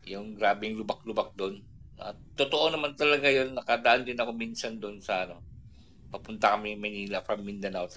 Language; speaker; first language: Filipino; non-native, local second language; Cebuano